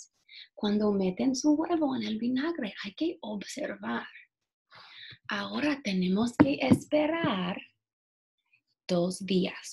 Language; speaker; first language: Spanish; non-native, fluent; English